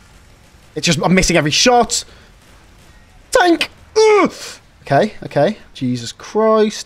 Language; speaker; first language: English; native; English